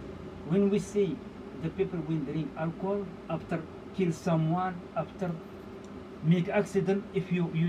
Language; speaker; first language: English; non-native, learner; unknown